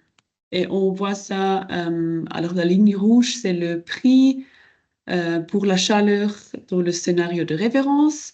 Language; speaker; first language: French; non-native, local second language; German